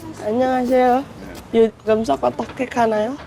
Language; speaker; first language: Korean; non-native, learner; Indonesian